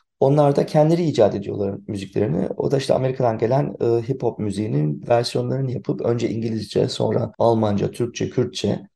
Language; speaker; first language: Turkish; early bilingual, heritage; Turkish